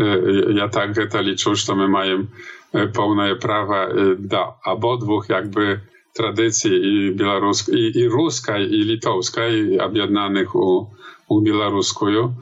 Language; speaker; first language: Polish; non-native, learner; Belarusian